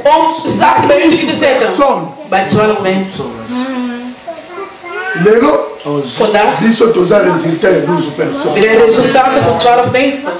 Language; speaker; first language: Dutch; non-native, learner; Lingala